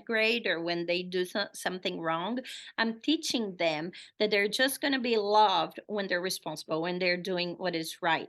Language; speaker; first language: English; non-native, fluent; Portuguese